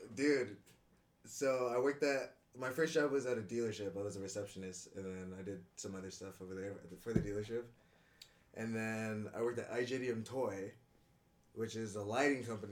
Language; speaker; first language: English; early bilingual, other home language; Indonesian